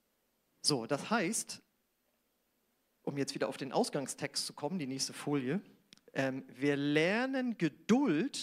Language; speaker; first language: German; native; German